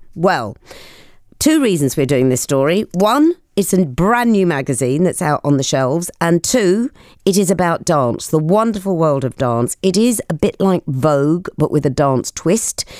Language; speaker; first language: English; native; English